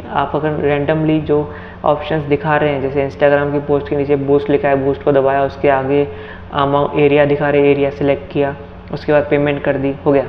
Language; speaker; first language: Hindi; native; Hindi